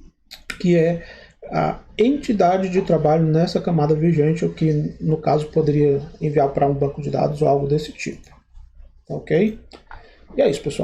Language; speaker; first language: Portuguese; native; Portuguese